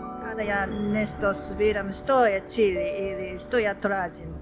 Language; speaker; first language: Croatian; non-native, learner; Japanese